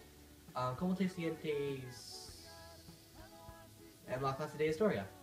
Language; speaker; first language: Spanish; non-native, learner; English